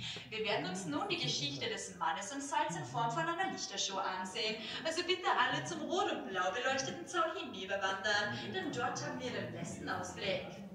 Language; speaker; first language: German; native; German